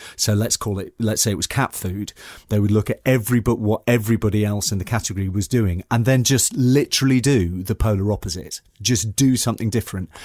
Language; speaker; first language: English; native; English